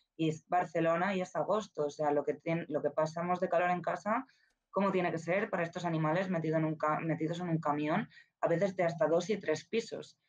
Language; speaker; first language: Spanish; native; Spanish